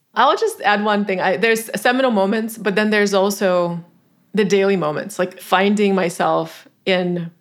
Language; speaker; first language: English; non-native, fluent; Tajik